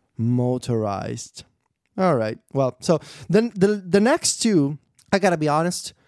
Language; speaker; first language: English; non-native, fluent; Italian